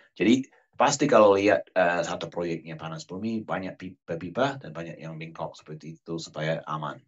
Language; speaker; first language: Indonesian; non-native, fluent; English